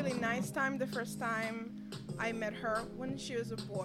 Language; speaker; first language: English; non-native, fluent; Spanish